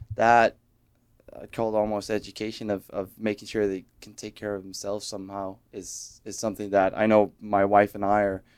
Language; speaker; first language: English; non-native, fluent; Danish